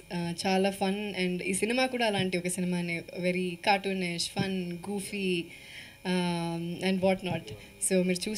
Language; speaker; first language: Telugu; non-native, fluent; Malayalam